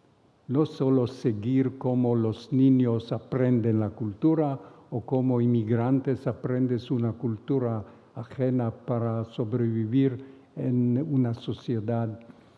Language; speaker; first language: Spanish; non-native, fluent; Hebrew